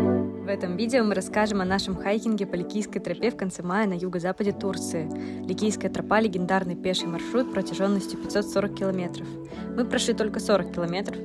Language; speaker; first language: Russian; native; Russian